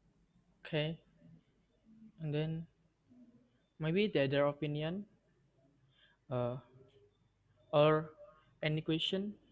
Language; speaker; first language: English; non-native, learner; Indonesian